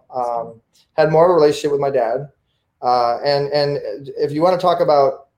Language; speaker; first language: English; native; English